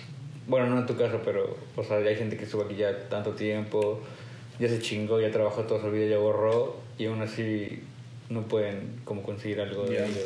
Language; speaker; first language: Spanish; native; Spanish